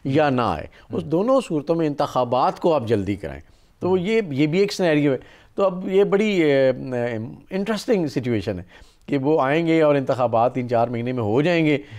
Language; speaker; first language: Urdu; non-native, local second language; Punjabi